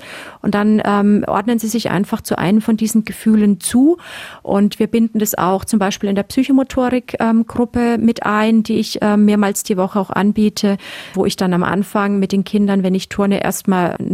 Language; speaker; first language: German; native; German